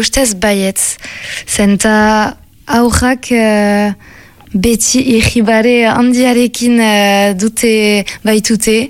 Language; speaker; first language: Basque; non-native, local second language; French